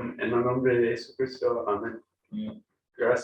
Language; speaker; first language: Spanish; non-native, learner; English